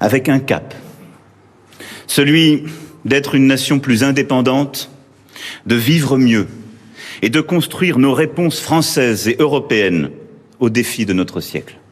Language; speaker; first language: French; native; French